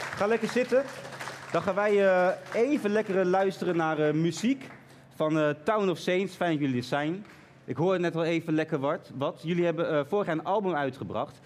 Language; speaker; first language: Dutch; native; Dutch